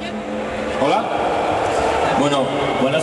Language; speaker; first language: Spanish; native; Spanish